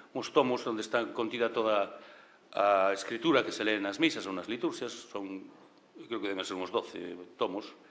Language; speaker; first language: Galician; native; Galician